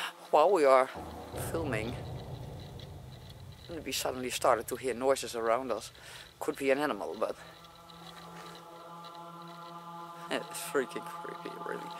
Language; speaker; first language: English; non-native, fluent; Dutch